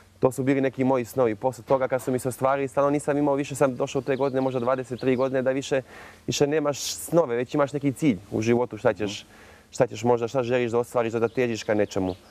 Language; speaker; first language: Serbian; native; Serbian